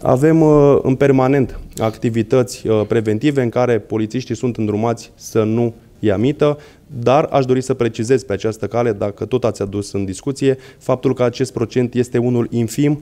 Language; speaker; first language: Romanian; native; Romanian